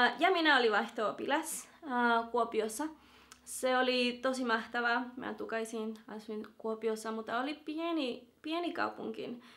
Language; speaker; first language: Finnish; non-native, learner; Spanish